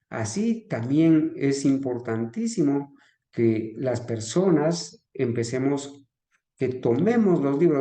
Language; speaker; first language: Spanish; native; Spanish